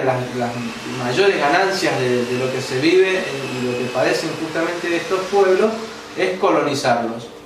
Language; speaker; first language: Spanish; native; Spanish